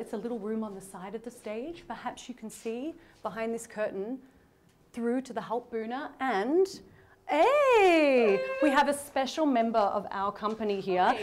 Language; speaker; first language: English; native; English